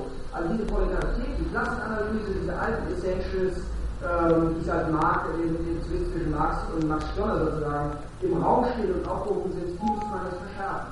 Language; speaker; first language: German; native; German